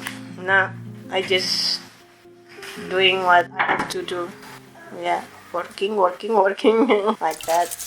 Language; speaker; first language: English; non-native, learner; Indonesian